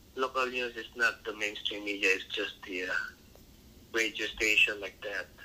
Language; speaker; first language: English; non-native, local second language; Filipino